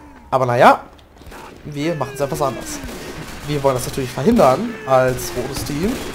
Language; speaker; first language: German; native; German